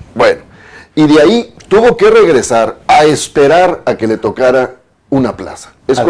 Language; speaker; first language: Spanish; native; Spanish